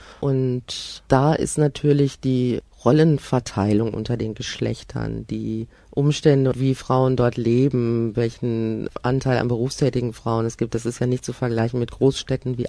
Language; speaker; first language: German; native; German